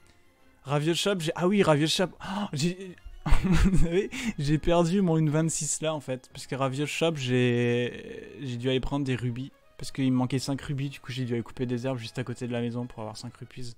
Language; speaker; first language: French; native; French